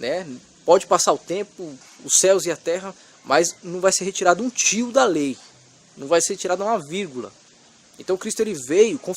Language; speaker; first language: Portuguese; native; Portuguese